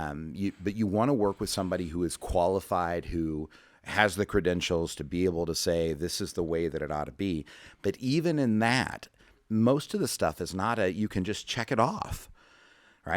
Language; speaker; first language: English; native; English